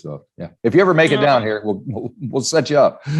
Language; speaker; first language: English; native; English